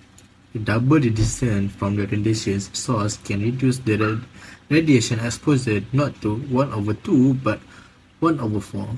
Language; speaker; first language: English; non-native, learner; Malay